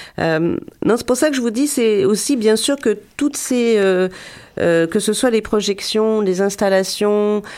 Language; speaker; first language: French; native; French